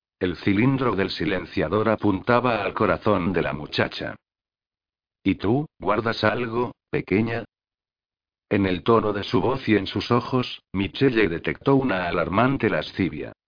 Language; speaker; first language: Spanish; native; Spanish